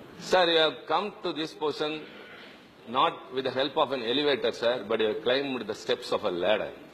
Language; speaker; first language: English; non-native, local second language; Tamil